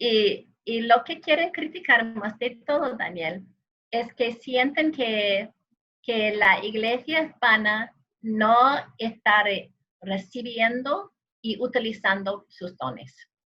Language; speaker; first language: Spanish; non-native, fluent; English